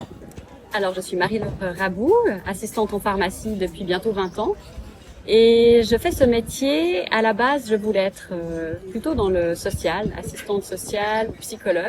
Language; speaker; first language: French; native; French